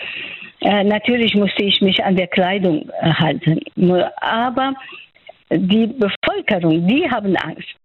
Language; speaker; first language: German; non-native, fluent; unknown